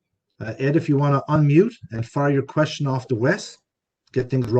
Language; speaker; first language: English; native; English